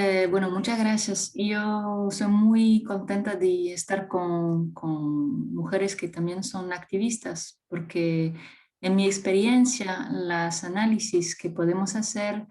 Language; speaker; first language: Spanish; non-native, fluent; French